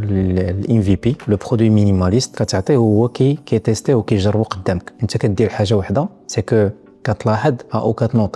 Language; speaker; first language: Arabic; native; Arabic